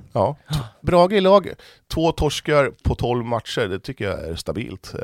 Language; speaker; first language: Swedish; native; Swedish